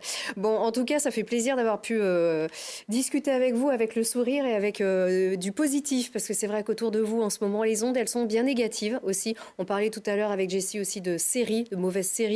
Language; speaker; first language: French; native; French